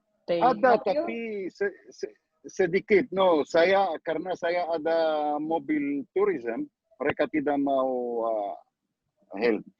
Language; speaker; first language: Indonesian; non-native, learner; Hebrew